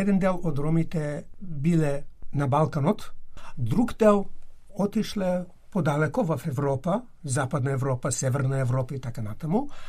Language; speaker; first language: Bulgarian; non-native, fluent; English